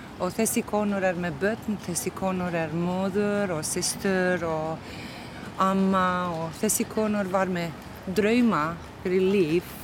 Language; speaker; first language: Icelandic; non-native, learner; Albanian